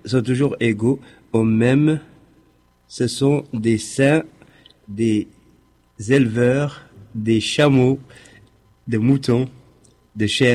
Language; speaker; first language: French; non-native, local second language; Arabic